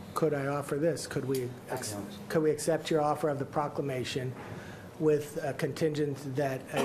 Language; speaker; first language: English; native; English